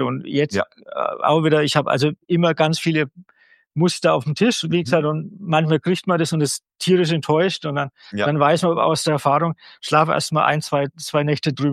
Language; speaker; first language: German; native; German